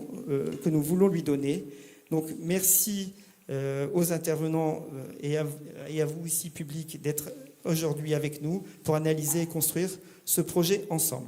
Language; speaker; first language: French; native; French